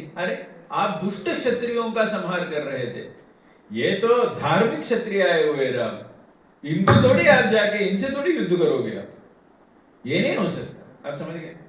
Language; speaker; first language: Hindi; non-native, local second language; Tamil